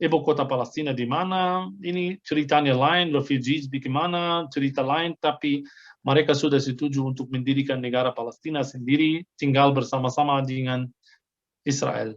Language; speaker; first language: Indonesian; non-native, fluent; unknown